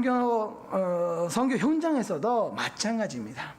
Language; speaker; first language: Korean; non-native, fluent; Japanese